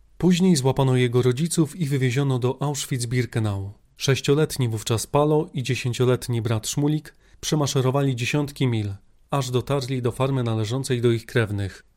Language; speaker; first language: Polish; native; Polish